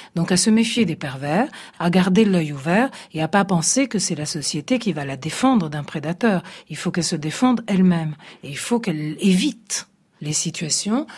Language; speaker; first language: French; early bilingual, other home language; Italian